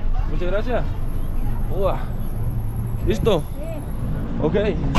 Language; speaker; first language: Spanish; non-native, learner; English